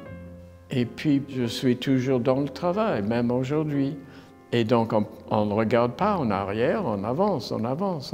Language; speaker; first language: French; non-native, fluent; English